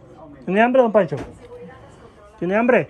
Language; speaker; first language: Spanish; native; Spanish